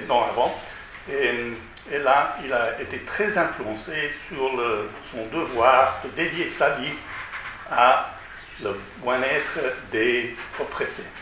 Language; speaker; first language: French; non-native, fluent; Italian